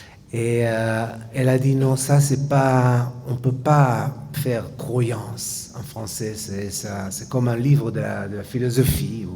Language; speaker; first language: French; non-native, fluent; Hebrew